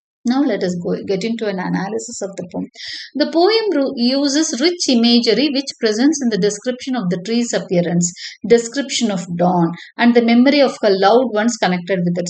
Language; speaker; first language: English; non-native, local second language; Tamil